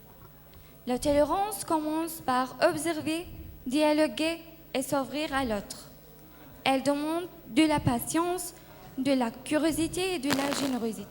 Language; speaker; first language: French; non-native, learner; Arabic